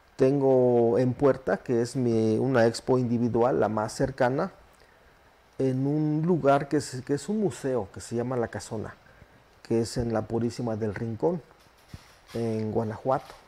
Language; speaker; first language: Spanish; native; Spanish